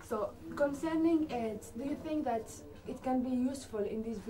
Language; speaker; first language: English; non-native, learner; French